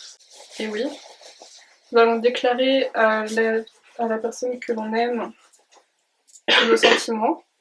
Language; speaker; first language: French; native; French